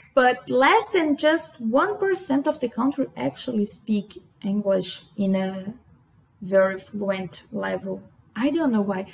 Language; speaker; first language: English; non-native, fluent; Portuguese